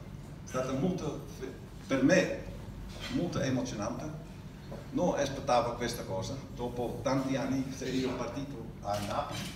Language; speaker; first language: Italian; non-native, learner; Dutch